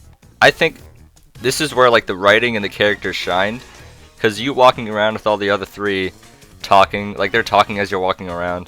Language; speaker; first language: English; native; English